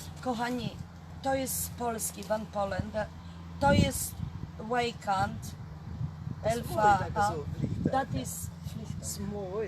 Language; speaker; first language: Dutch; non-native, learner; Polish